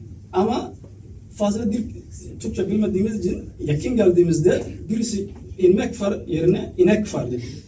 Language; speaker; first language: Turkish; non-native, learner; Somali